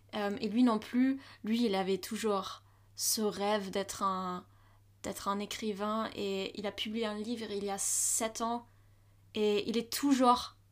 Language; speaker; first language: French; non-native, fluent; German